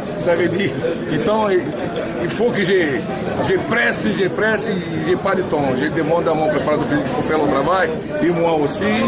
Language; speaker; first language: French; non-native, learner; Portuguese